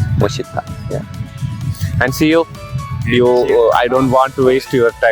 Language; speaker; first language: English; non-native, learner; Malayalam